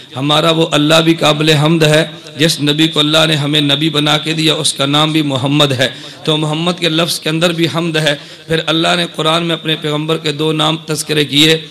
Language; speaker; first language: Urdu; non-native, local second language; Punjabi